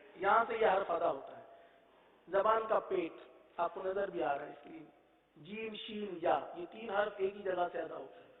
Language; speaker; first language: Urdu; native; Urdu